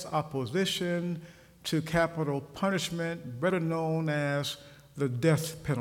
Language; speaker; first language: English; native; English